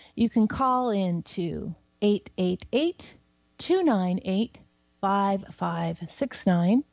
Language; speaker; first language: English; native; English